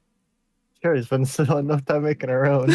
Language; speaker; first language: English; native; English